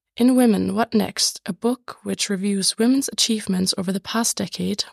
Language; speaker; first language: English; non-native, fluent; German